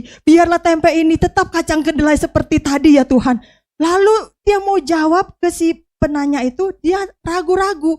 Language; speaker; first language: Indonesian; native; Indonesian